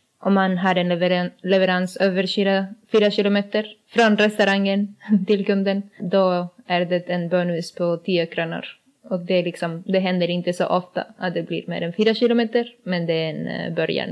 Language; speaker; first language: Swedish; non-native, learner; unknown